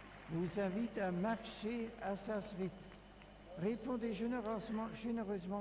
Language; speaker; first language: French; non-native, fluent; German